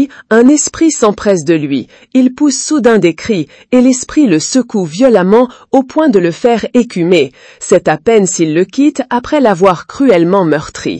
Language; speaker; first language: French; native; French